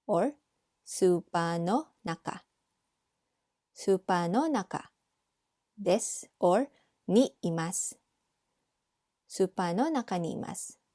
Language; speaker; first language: Japanese; non-native, fluent; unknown